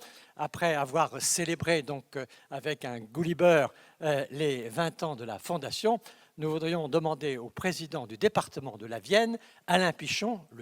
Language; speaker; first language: French; native; French